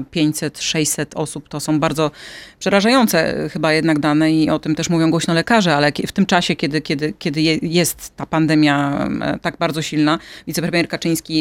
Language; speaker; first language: Polish; native; Polish